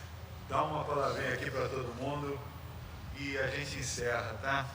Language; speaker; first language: Portuguese; native; Portuguese